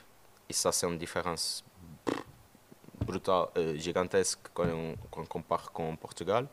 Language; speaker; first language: French; non-native, learner; Portuguese